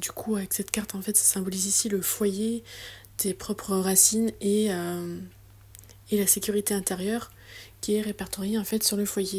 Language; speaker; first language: French; native; French